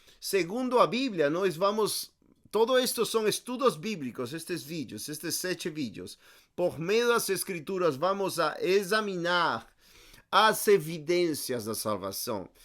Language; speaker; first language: Portuguese; non-native, fluent; Spanish